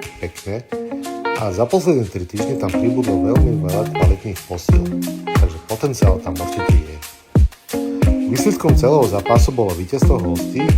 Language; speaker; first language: Slovak; non-native, fluent; Russian